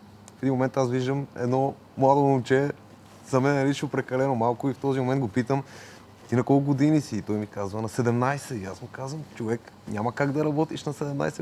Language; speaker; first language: Bulgarian; native; Bulgarian